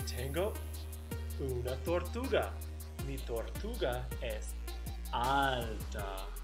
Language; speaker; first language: Spanish; non-native, fluent; English